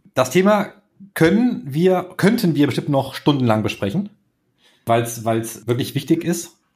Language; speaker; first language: German; native; German